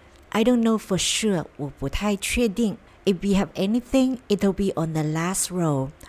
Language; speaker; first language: English; non-native, fluent; Chinese